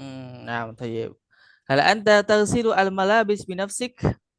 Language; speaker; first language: Arabic; non-native, fluent; Indonesian